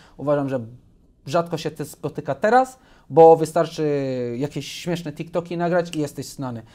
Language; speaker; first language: Polish; early bilingual, heritage; Polish